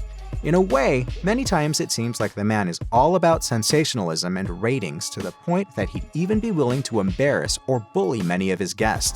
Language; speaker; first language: English; native; English